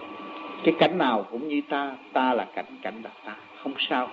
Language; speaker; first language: Vietnamese; native; Vietnamese